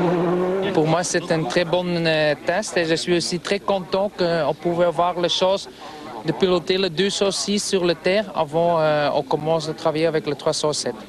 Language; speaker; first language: French; non-native, fluent; Dutch